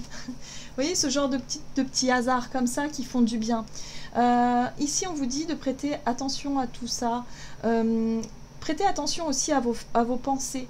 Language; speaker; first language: French; native; French